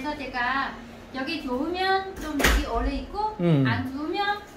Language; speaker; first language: Korean; non-native, learner; Vietnamese